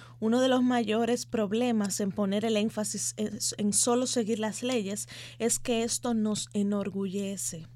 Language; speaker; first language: Spanish; native; Spanish